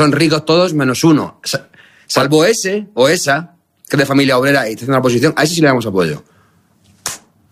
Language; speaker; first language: Spanish; native; Spanish